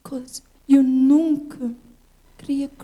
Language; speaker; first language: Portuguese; early bilingual, heritage; English